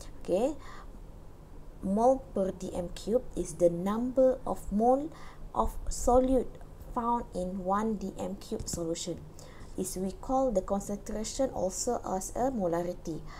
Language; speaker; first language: English; non-native, local second language; Malay